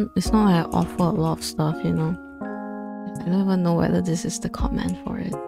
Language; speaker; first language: English; native; English